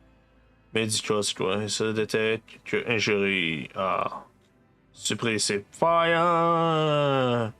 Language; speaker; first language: French; native; French